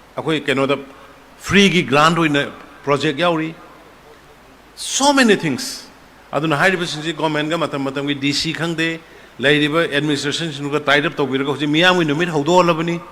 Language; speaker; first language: Manipuri; native; Manipuri